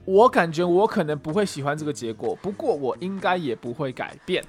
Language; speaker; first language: Chinese; early bilingual, heritage; Chinese